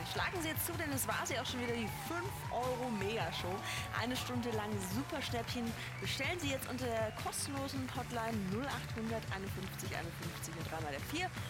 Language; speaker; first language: German; native; German